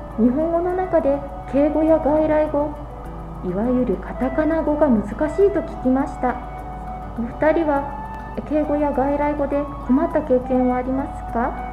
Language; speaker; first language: Japanese; native; Japanese